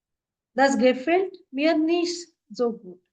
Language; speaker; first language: German; non-native, fluent; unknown